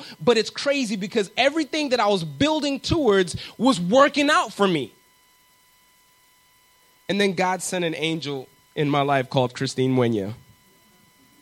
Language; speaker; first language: English; native; English